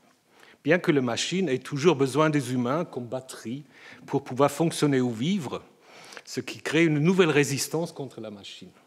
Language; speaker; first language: French; native; French